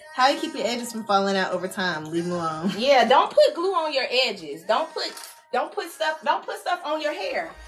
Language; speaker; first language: English; native; English